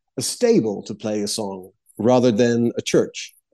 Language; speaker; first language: English; non-native, fluent; Dutch